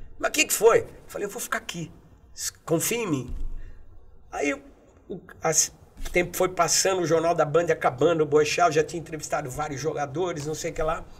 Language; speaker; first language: Portuguese; native; Portuguese